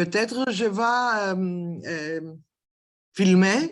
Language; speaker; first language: French; non-native, learner; Greek